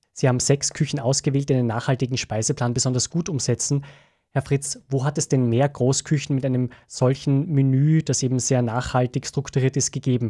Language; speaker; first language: German; native; German